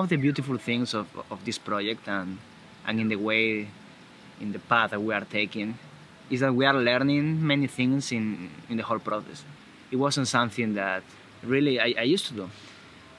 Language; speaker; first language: English; non-native, fluent; Spanish